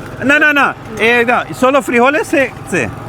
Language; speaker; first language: Spanish; non-native, learner; Hindi